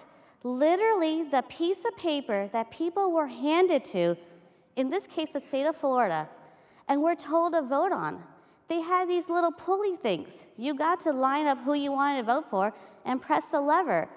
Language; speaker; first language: English; native; English